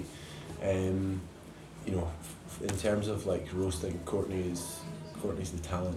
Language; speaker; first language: English; native; English